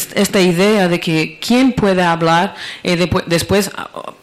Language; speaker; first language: Spanish; non-native, learner; Portuguese